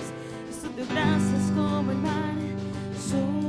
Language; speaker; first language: Spanish; native; Spanish